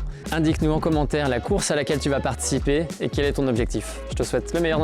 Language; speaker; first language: French; native; French